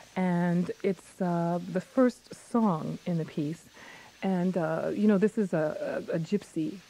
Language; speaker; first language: English; native; English